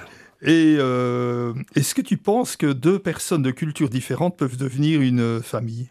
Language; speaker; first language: French; native; French